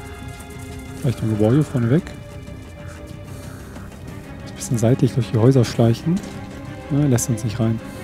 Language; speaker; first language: German; native; German